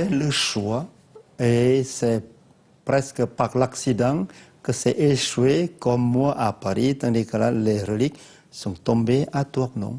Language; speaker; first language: French; non-native, learner; Lao